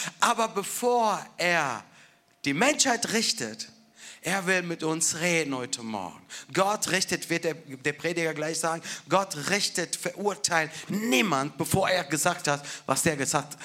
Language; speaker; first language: German; non-native, fluent; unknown